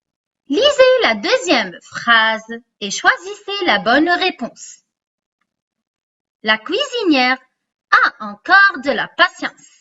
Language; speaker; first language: French; non-native, local second language; Arabic